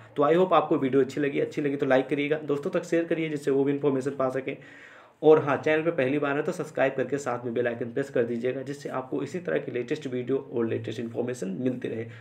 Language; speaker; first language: Hindi; native; Hindi